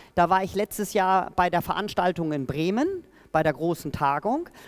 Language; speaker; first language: German; native; German